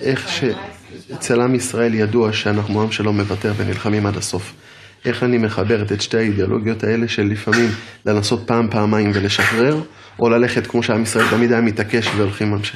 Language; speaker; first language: Hebrew; native; Hebrew